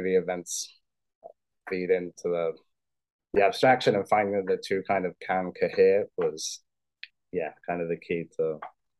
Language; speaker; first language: English; native; English